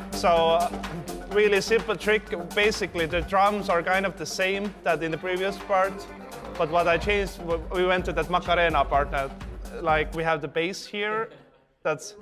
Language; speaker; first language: English; non-native, fluent; Estonian